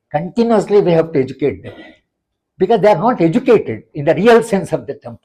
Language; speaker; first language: English; non-native, local second language; Telugu